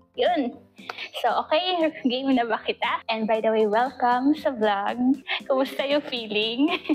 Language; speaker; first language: Filipino; non-native, local second language; Masbatenyo